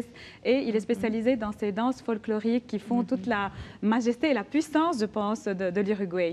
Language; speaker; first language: French; non-native, local second language; Arabic